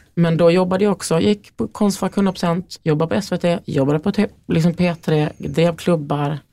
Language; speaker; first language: Swedish; native; Swedish